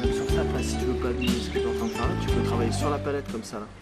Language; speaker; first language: French; native; French